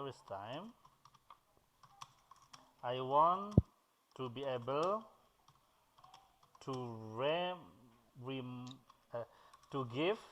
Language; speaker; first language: English; non-native, fluent; Indonesian